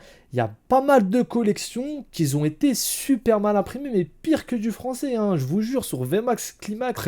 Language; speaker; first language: French; native; French